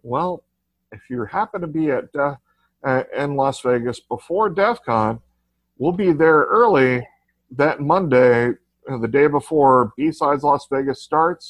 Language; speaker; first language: English; native; English